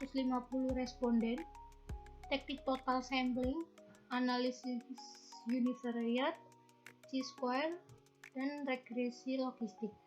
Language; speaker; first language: Indonesian; native; Indonesian